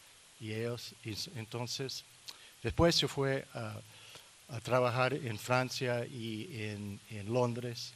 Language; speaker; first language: Spanish; non-native, learner; English